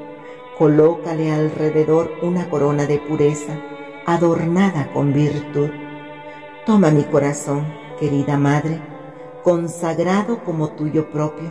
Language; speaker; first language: Spanish; native; Spanish